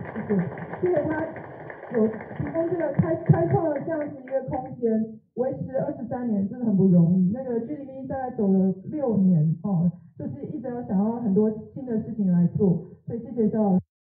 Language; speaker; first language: Chinese; native; Chinese